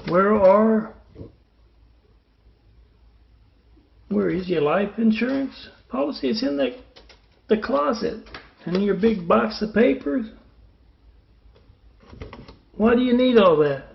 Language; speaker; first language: English; native; English